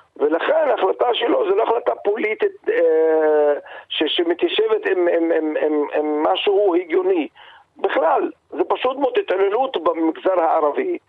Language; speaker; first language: Hebrew; non-native, local second language; Arabic